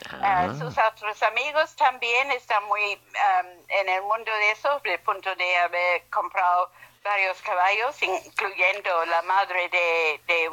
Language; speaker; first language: Spanish; non-native, fluent; English